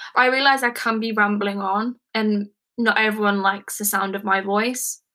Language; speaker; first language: English; native; English